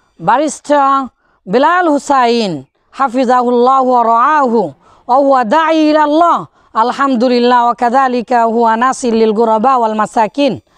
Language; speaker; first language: Arabic; non-native, fluent; Bangla